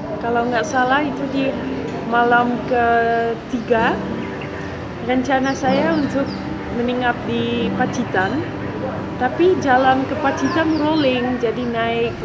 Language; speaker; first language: Indonesian; non-native, fluent; Dutch